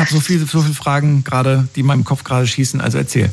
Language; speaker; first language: German; native; German